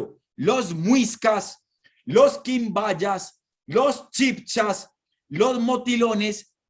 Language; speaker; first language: Spanish; native; Spanish